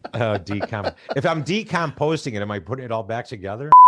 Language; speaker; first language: English; native; English